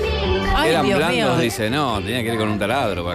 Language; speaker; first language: Spanish; native; Spanish